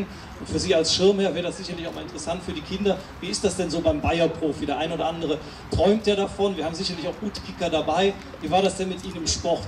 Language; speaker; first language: German; native; German